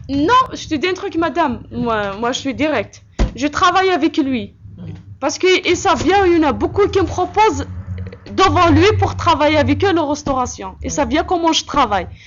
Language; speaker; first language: French; non-native, local second language; Kabyle